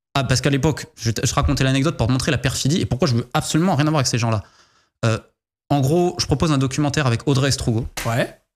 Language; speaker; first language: French; native; French